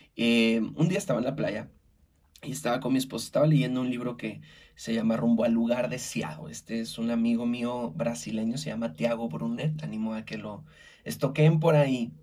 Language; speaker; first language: Spanish; native; Spanish